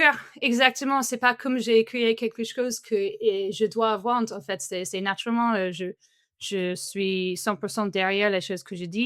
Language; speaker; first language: French; non-native, fluent; English